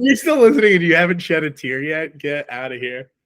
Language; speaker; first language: English; native; English